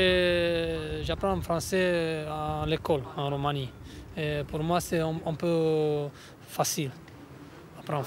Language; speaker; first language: French; non-native, learner; Romanian